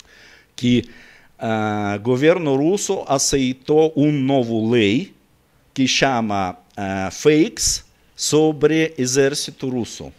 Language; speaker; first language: Portuguese; non-native, learner; Russian